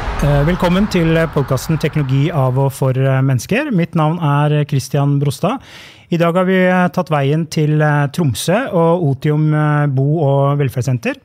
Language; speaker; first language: Norwegian; native; Norwegian